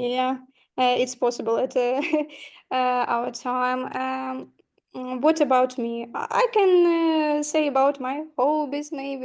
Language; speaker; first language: English; non-native, learner; Ukrainian